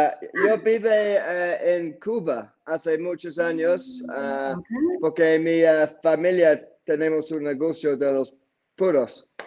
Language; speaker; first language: Spanish; non-native, learner; English